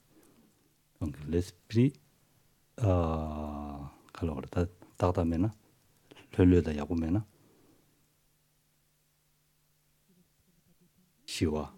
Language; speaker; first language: French; non-native, learner; Tibetan